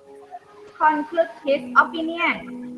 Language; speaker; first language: English; non-native, learner; Indonesian